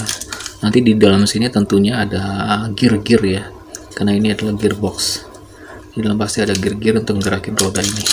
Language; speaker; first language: Indonesian; native; Indonesian